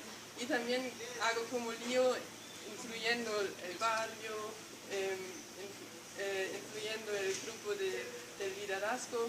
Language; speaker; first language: Spanish; non-native, fluent; German